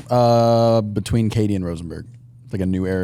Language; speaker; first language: English; native; English